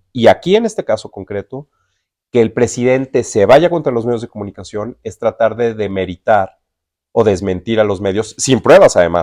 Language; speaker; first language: Spanish; native; Spanish